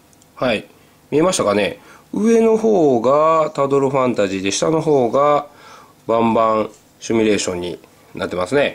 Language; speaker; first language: Japanese; native; Japanese